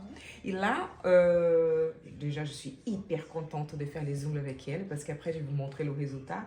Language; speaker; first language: French; non-native, fluent; Portuguese